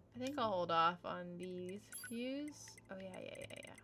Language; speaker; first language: English; native; English